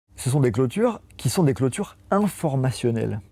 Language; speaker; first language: French; native; French